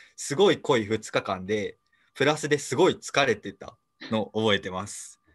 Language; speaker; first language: Japanese; native; Japanese